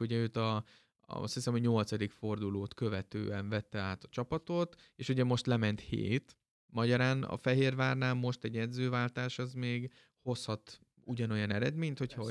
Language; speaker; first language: Hungarian; native; Hungarian